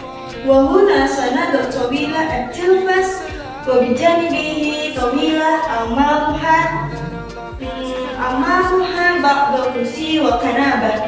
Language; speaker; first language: Arabic; non-native, learner; Indonesian